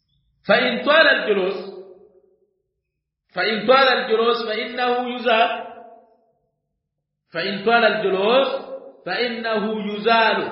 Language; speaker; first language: Arabic; non-native, fluent; Swahili